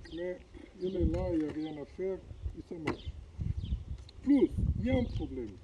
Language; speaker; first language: French; non-native, fluent; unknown